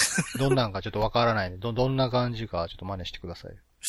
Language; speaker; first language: Japanese; native; Japanese